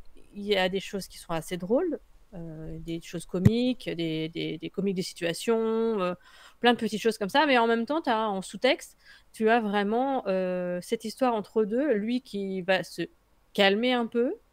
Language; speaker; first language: French; native; French